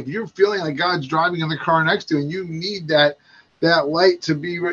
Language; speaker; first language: English; native; English